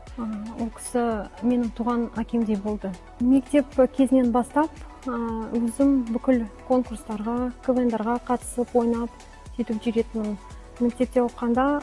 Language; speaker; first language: Kazakh; non-native, local second language; Russian